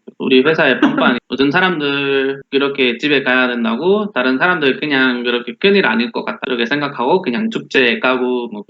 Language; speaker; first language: Korean; non-native, learner; Spanish